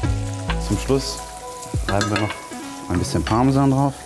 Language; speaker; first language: German; native; German